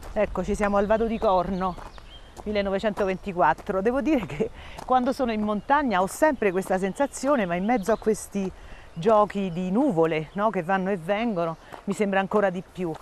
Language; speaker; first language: Italian; native; Italian